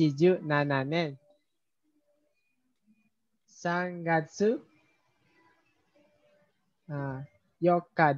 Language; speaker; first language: Japanese; non-native, learner; Indonesian